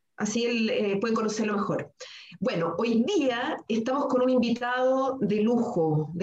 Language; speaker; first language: Spanish; native; Spanish